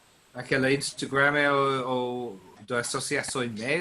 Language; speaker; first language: Portuguese; non-native, learner; English